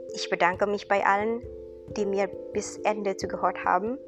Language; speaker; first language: German; non-native, fluent; Indonesian